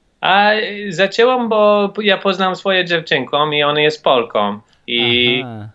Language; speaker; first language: Polish; non-native, learner; English